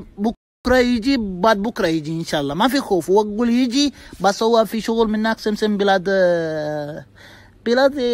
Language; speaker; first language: Arabic; non-native, learner; Bangla